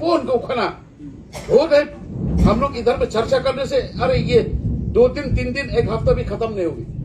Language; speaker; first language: Hindi; non-native, local second language; Khasi